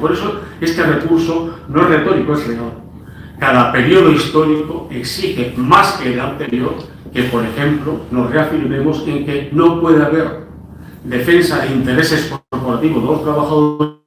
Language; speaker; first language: Spanish; native; Spanish